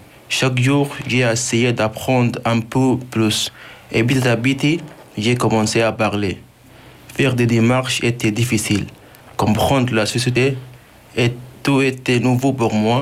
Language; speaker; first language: French; non-native, learner; Arabic